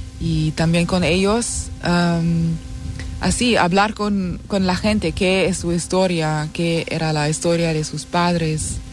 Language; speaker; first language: Spanish; non-native, fluent; German